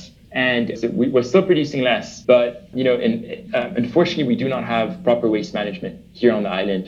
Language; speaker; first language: English; early bilingual, other home language; French